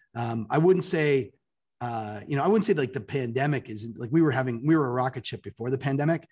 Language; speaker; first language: English; native; English